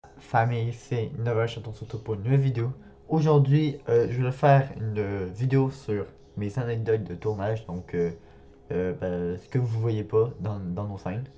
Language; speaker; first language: French; native; French